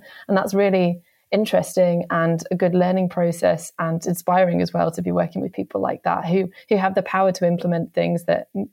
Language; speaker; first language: English; native; English